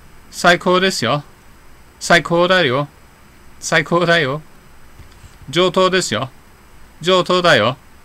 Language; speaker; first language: Japanese; non-native, fluent; English